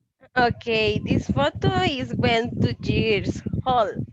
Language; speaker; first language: English; non-native, learner; Spanish